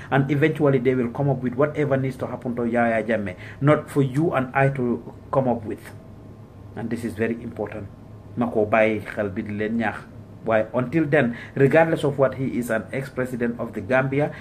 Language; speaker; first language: English; non-native, local second language; Wolof